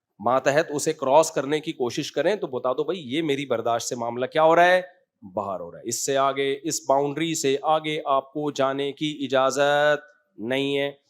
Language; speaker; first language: Urdu; native; Urdu